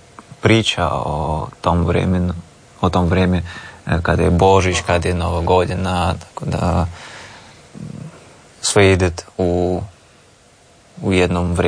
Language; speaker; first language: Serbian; non-native, learner; Russian